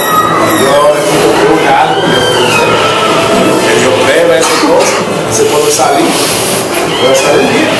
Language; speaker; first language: Spanish; non-native, learner; English